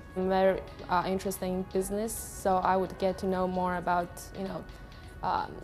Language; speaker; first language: English; non-native, fluent; German